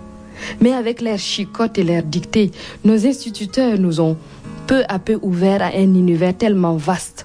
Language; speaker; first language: French; non-native, local second language; Mossi